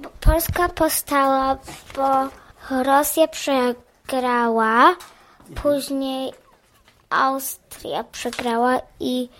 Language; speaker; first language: Polish; early bilingual, heritage; Polish